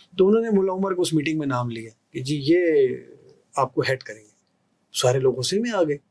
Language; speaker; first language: Urdu; non-native, local second language; Pashto